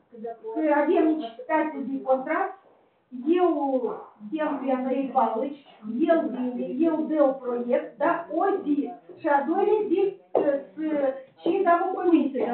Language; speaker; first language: Romanian; non-native, local second language; Russian